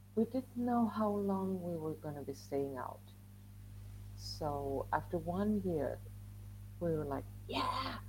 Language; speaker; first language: English; non-native, fluent; Swedish